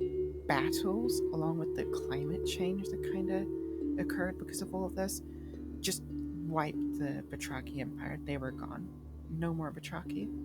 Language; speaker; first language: English; native; English